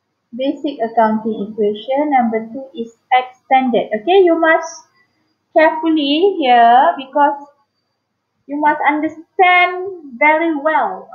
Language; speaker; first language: English; non-native, local second language; Malay